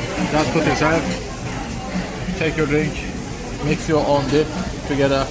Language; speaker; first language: English; non-native, learner; Turkish